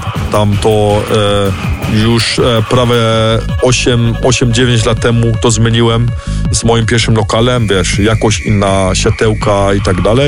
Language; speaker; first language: Polish; early bilingual, heritage; Polish